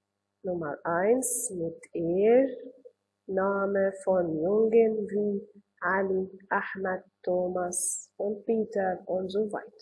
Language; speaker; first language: German; non-native, learner; Arabic